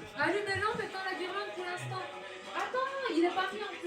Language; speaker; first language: French; native; French